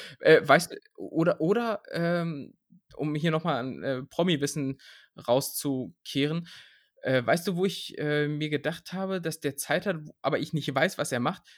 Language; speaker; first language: German; native; German